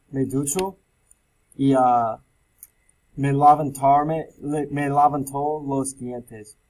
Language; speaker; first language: Spanish; non-native, learner; English